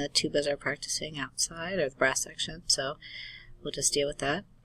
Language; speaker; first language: English; native; English